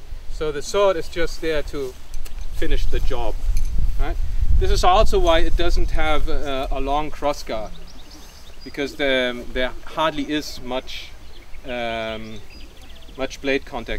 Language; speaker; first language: English; non-native, fluent; German